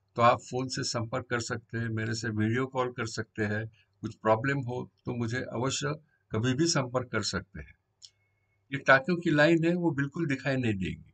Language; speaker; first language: Hindi; non-native, local second language; Marathi